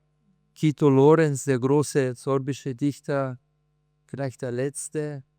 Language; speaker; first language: German; non-native, fluent; Slovenian